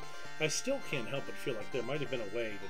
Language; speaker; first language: English; native; English